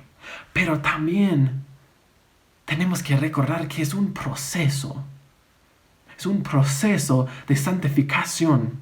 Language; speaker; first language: Spanish; non-native, fluent; English